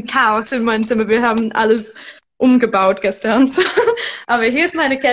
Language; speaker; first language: German; non-native, fluent; English